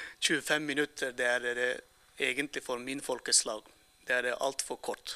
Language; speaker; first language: Norwegian; non-native, fluent; Turkmen